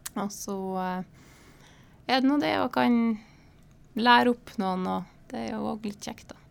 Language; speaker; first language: Norwegian; native; Norwegian